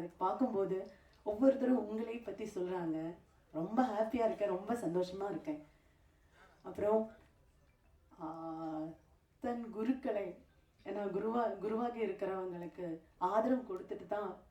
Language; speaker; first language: Tamil; non-native, fluent; Malayalam